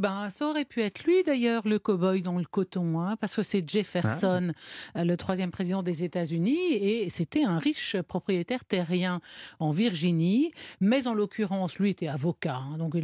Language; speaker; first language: French; native; French